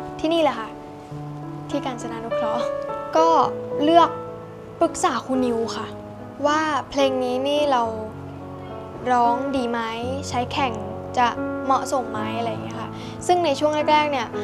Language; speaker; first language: Thai; native; Thai